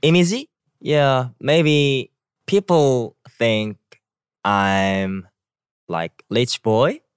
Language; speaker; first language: English; non-native, learner; Korean